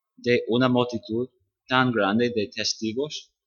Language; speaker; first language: Spanish; non-native, fluent; English